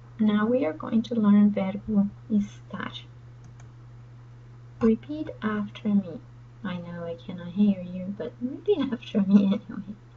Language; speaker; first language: English; non-native, fluent; Portuguese